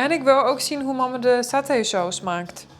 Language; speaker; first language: Dutch; early bilingual, heritage; Dutch